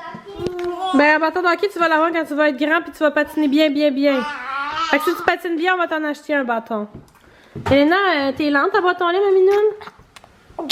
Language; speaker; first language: French; native; French